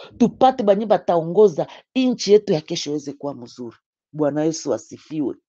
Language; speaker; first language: Swahili; native; Swahili